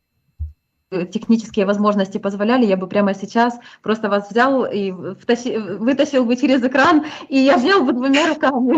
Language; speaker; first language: Russian; native; Russian